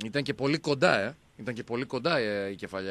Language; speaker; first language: Greek; native; Greek